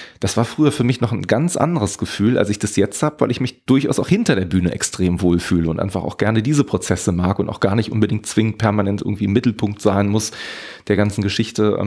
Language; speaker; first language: German; native; German